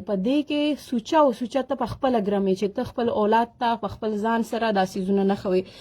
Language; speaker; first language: Pashto; native; Pashto